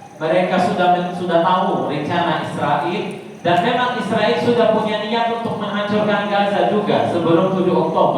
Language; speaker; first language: Indonesian; non-native, fluent; Arabic